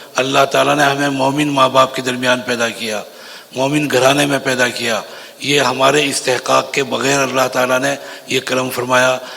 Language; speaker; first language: Urdu; native; Urdu